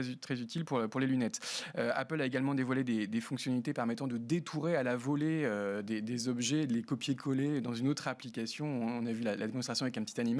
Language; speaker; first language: French; native; French